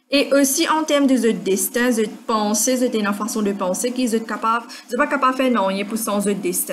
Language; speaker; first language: French; non-native, local second language; Morisyen